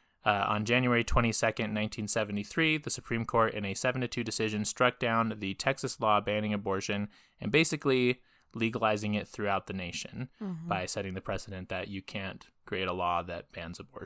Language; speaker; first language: English; native; English